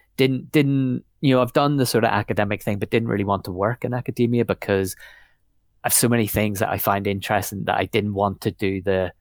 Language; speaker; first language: English; native; English